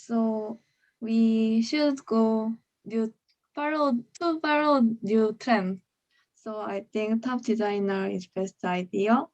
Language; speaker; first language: English; non-native, learner; Korean